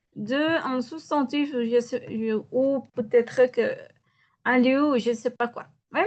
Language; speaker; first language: French; non-native, learner; Spanish